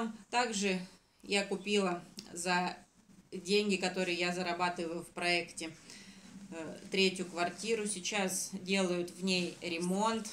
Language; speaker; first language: Russian; native; Russian